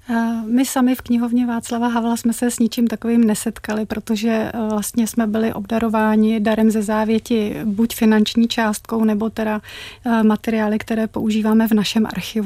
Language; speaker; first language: Czech; native; Czech